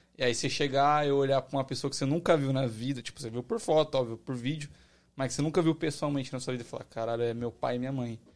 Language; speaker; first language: Portuguese; native; Portuguese